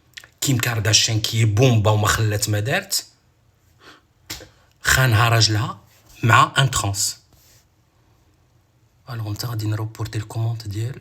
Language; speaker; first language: Arabic; native; Arabic